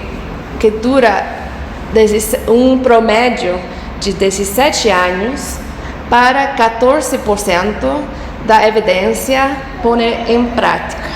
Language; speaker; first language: Portuguese; non-native, fluent; English